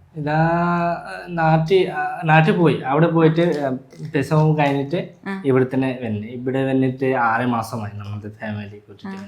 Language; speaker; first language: Malayalam; non-native, local second language; Bangla